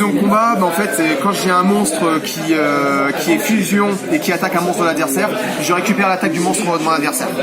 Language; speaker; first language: French; native; French